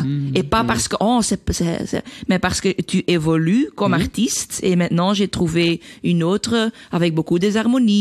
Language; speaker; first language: French; non-native, learner; Dutch